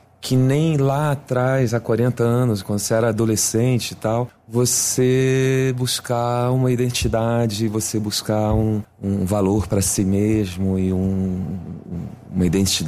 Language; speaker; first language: Portuguese; native; Portuguese